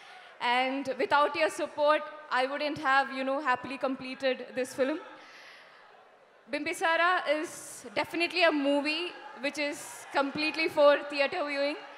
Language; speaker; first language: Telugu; non-native, learner; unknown